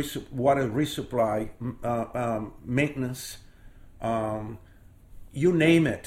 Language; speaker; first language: English; non-native, fluent; Portuguese